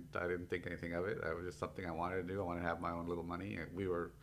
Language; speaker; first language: English; early bilingual, other home language; Spanish